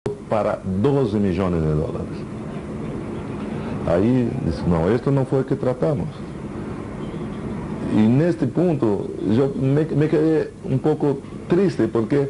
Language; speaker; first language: Spanish; non-native, fluent; Portuguese